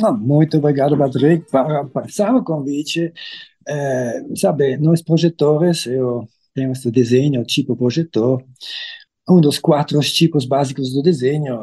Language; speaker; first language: Portuguese; non-native, fluent; German